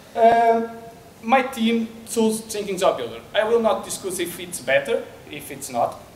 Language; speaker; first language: English; non-native, learner; Portuguese